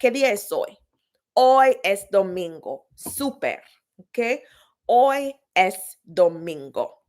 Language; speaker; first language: Spanish; non-native, fluent; English